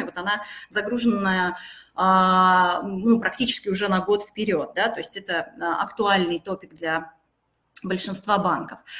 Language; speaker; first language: Russian; native; Russian